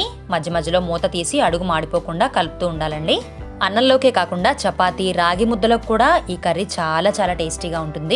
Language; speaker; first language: Telugu; native; Telugu